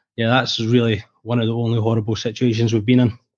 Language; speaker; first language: English; native; English